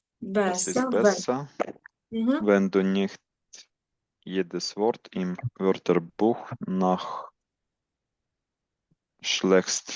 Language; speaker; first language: German; non-native, learner; Ukrainian